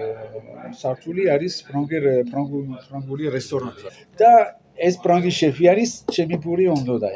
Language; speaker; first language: Georgian; non-native, learner; French